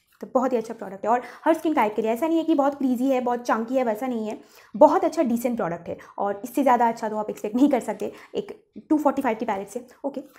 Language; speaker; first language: Hindi; non-native, local second language; Bangla